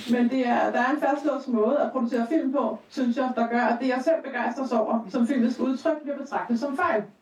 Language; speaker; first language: Danish; native; Danish